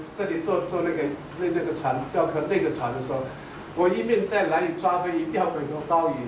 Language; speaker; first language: Chinese; non-native, local second language; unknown